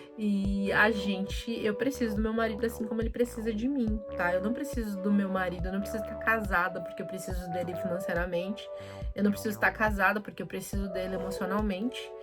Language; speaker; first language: Portuguese; native; Portuguese